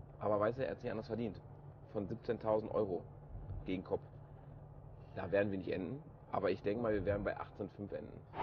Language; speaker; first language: German; native; German